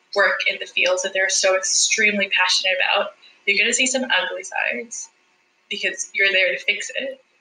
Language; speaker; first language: English; non-native, fluent; Spanish